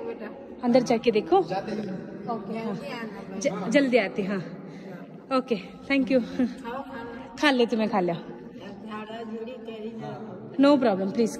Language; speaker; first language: Hindi; non-native, local second language; Kannada